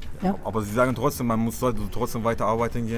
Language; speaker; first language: German; non-native, fluent; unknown